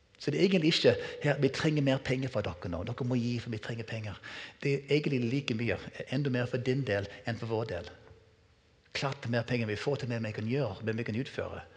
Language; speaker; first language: Norwegian; native; Norwegian